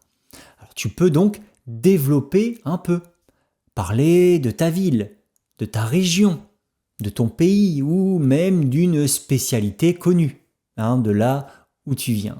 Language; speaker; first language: French; native; French